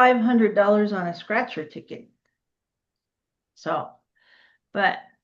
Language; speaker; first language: English; native; English